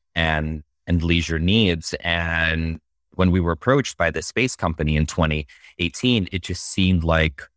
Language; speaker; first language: English; early bilingual, other home language; Russian